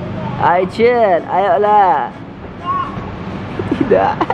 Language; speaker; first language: Indonesian; non-native, learner; Turkish